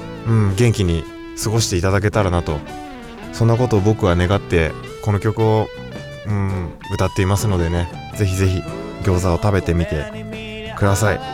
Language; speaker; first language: Japanese; native; Japanese